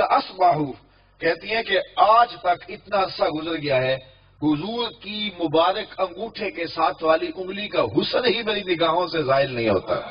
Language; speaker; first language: Urdu; non-native, local second language; Punjabi